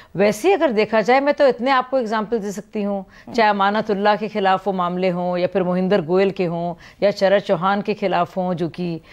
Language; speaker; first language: Hindi; native; Hindi